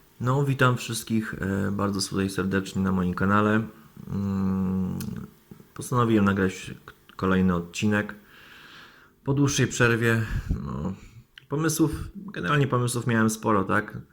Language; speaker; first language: Polish; native; Polish